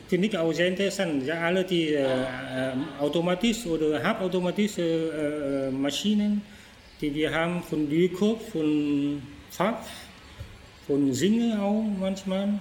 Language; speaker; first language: German; non-native, learner; Vietnamese